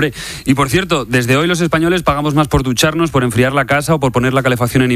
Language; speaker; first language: Spanish; native; Spanish